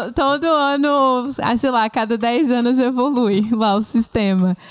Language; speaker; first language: Portuguese; native; Portuguese